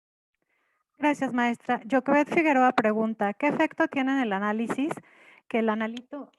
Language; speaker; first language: Spanish; native; Spanish